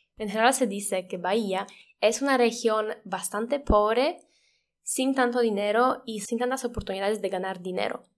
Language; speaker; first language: Spanish; non-native, fluent; Polish